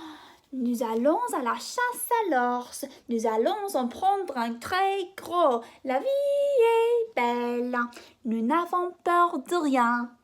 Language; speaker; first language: French; non-native, fluent; English